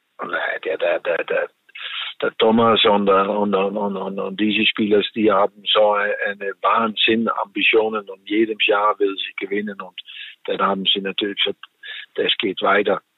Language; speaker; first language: German; non-native, fluent; Danish